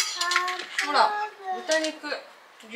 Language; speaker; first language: French; non-native, fluent; Japanese